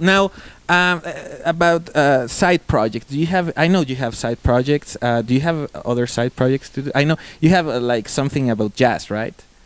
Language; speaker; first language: English; non-native, fluent; Spanish